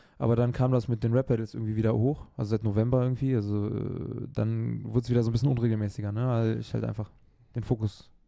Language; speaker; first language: German; native; German